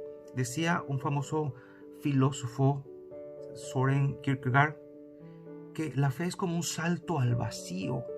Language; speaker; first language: Spanish; native; Spanish